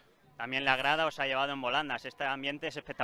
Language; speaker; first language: Spanish; native; Spanish